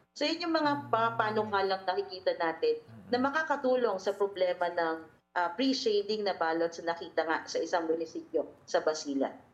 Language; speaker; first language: Filipino; native; Filipino